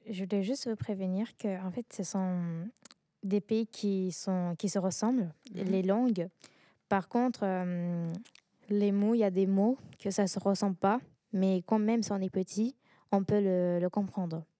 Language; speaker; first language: French; early bilingual, other home language; Azerbaijani